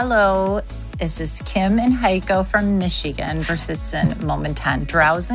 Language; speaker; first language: German; non-native, learner; English